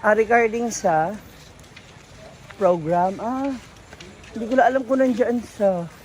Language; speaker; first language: Filipino; non-native, local second language; Cebuano